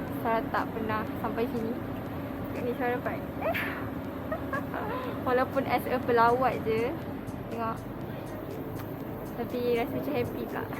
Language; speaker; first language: Malay; native; Malay